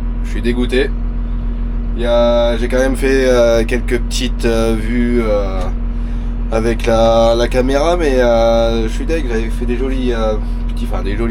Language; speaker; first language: French; native; French